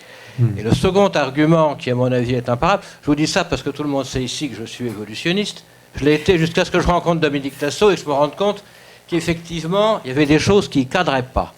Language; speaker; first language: French; native; French